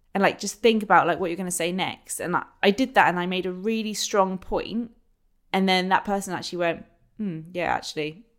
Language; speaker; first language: English; native; English